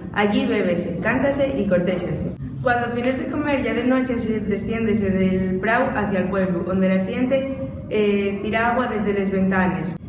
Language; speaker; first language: Asturian; non-native, local second language; Spanish